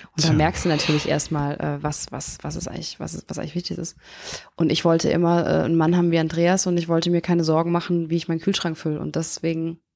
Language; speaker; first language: German; native; German